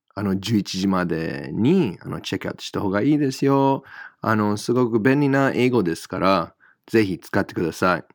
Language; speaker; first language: Japanese; non-native, fluent; English